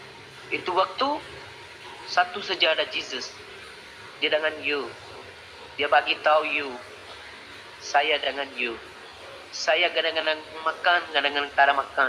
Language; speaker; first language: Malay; non-native, learner; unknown